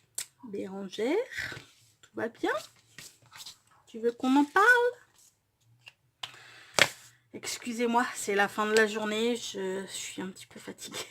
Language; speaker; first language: French; native; French